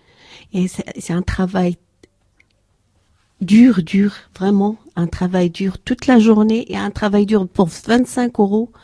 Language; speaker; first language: French; non-native, learner; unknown